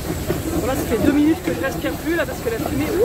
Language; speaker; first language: French; native; French